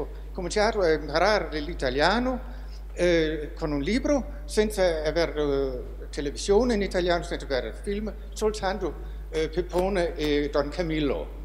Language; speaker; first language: Italian; non-native, fluent; Danish